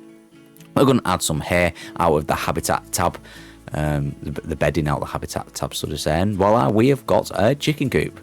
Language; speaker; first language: English; native; English